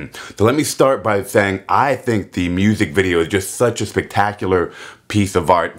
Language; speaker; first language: English; native; English